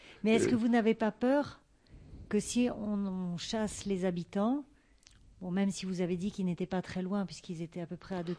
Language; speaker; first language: French; native; French